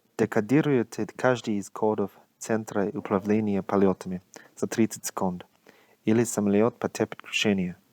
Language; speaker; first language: Russian; non-native, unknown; English